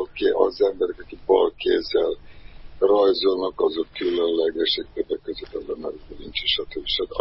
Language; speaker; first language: Hungarian; non-native, fluent; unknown